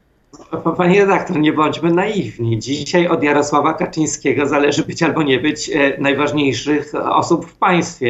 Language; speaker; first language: Polish; native; Polish